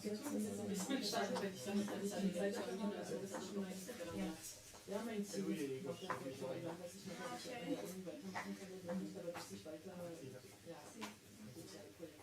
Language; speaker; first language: German; non-native, learner; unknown